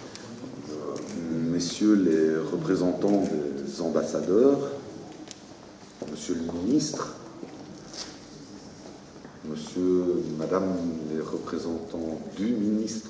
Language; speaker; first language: French; native; French